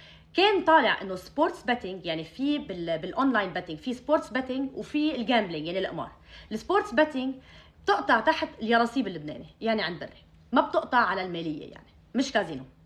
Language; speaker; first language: Arabic; native; Arabic